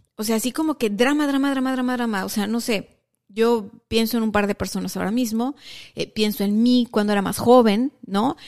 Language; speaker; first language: Spanish; native; Spanish